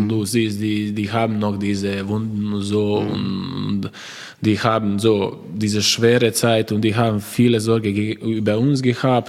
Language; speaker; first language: German; non-native, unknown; Croatian